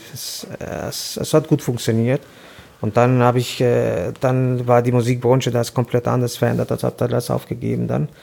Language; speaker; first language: German; non-native, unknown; Albanian